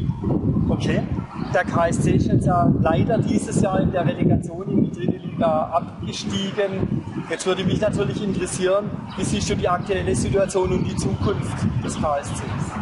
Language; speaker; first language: German; native; German